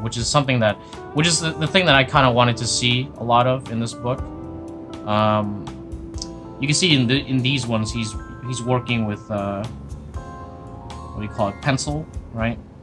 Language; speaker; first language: English; native; English